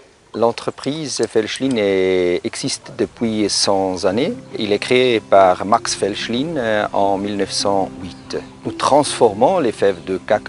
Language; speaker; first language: French; non-native, local second language; German